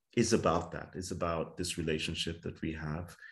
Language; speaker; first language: English; native; English